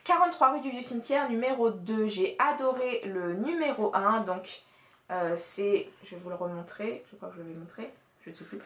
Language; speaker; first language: French; native; French